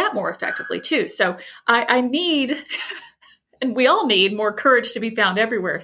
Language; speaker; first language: English; native; English